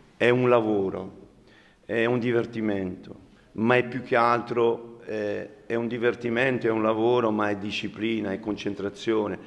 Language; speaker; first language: Italian; native; Italian